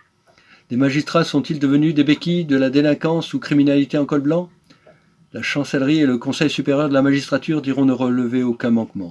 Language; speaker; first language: French; native; French